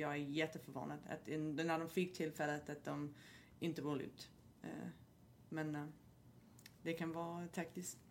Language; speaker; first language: Swedish; non-native, fluent; English